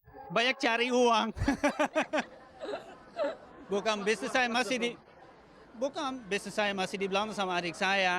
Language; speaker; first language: Indonesian; non-native, learner; Dutch